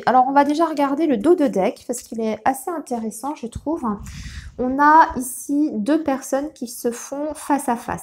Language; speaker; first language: French; native; French